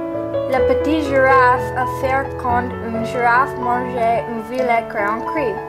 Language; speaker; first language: French; non-native, learner; English